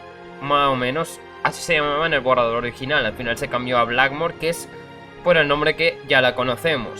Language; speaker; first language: Spanish; native; Spanish